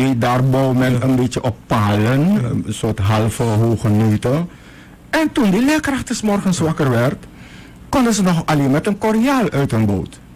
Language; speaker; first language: Dutch; native; Dutch